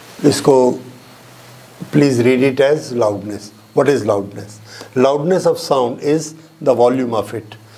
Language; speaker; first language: English; non-native, local second language; Hindi